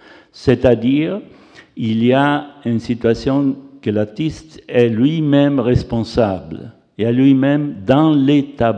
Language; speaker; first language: French; non-native, fluent; Italian